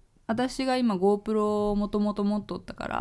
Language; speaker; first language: Japanese; native; Japanese